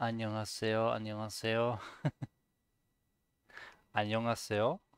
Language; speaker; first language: Korean; non-native, learner; German